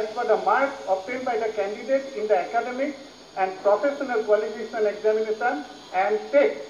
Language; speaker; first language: English; non-native, local second language; Assamese